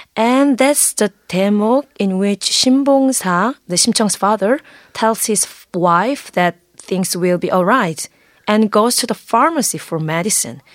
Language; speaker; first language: English; non-native, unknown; Korean